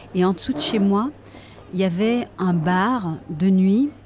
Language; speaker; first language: French; native; French